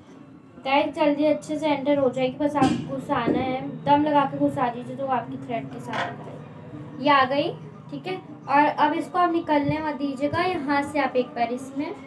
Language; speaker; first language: Hindi; native; Hindi